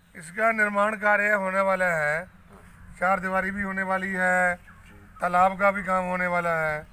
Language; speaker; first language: Hindi; non-native, local second language; Punjabi